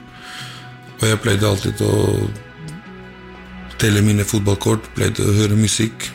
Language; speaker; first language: Norwegian; early bilingual, other home language; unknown